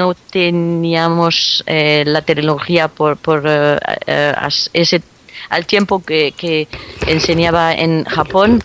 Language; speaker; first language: Spanish; non-native, fluent; French